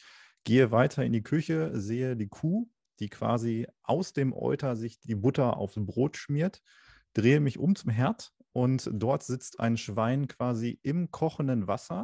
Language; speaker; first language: German; native; German